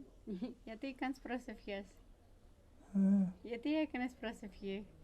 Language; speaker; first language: Greek; early bilingual, heritage; English